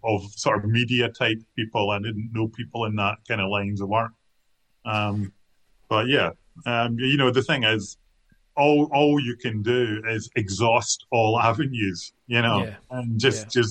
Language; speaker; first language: English; native; English